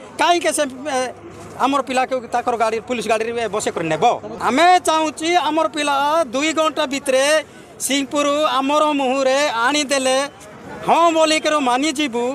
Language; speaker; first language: Odia; non-native, local second language; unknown